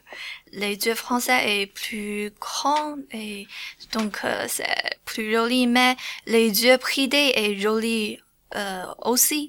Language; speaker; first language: French; non-native, learner; Chinese